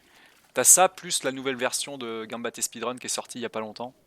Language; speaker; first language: French; native; French